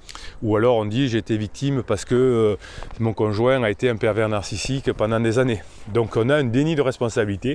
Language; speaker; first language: French; native; French